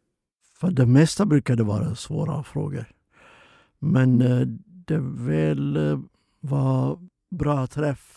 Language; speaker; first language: Swedish; non-native, fluent; Oromo